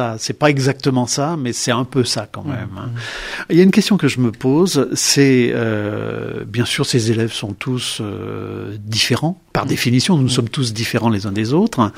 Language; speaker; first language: French; native; French